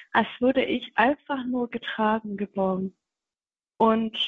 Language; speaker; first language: German; non-native, fluent; Kinyarwanda